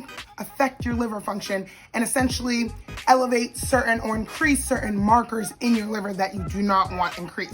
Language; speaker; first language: English; native; English